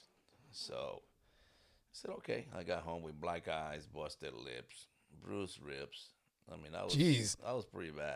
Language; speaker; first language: English; non-native, fluent; Spanish